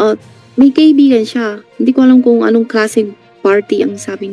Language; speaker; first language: Filipino; non-native, learner; Chinese